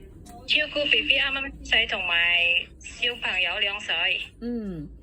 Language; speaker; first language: Cantonese; non-native, learner; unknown